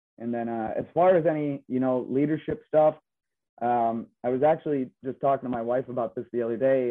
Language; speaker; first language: English; native; English